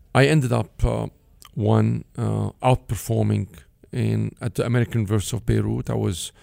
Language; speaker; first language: English; non-native, fluent; Arabic